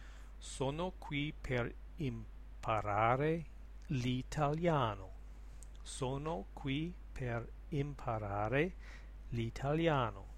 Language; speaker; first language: Italian; non-native, learner; English